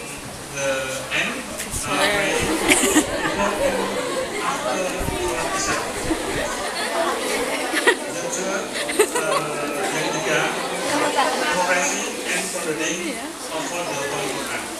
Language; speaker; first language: English; non-native, learner; Indonesian